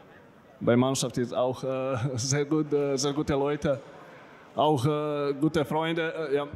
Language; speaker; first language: German; non-native, learner; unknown